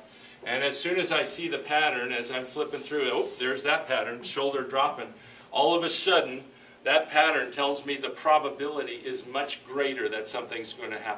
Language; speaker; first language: English; native; English